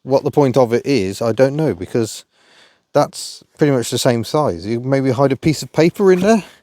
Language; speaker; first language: English; native; English